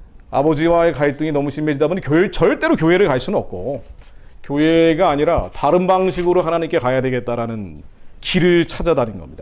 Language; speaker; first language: Korean; native; Korean